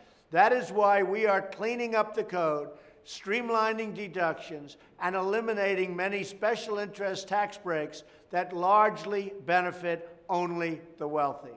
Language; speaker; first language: English; native; English